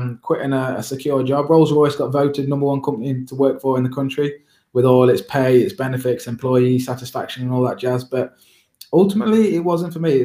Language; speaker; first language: English; native; English